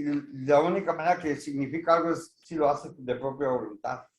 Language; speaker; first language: Spanish; native; Spanish